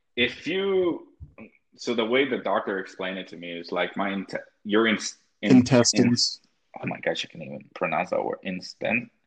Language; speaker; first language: English; early bilingual, other home language; Spanish